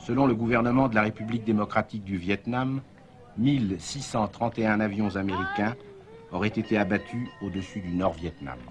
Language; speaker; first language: French; native; French